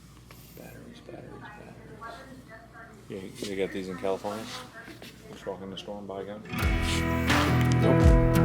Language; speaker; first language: English; native; English